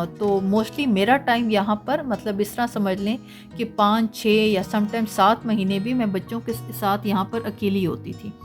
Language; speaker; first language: Urdu; native; Urdu